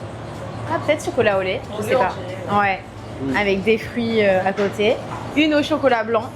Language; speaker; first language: French; native; French